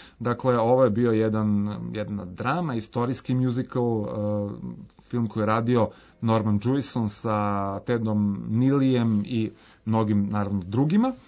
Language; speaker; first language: Serbian; native; Serbian